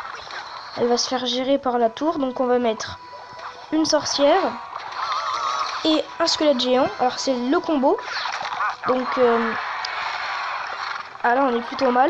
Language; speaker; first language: French; native; French